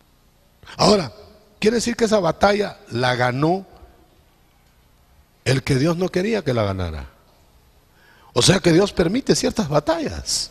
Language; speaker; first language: Spanish; native; Spanish